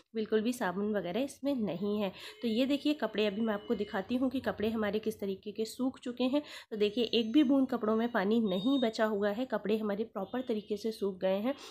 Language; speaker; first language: Hindi; native; Hindi